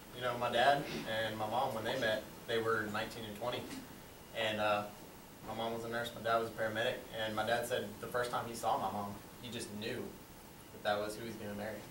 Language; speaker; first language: English; native; English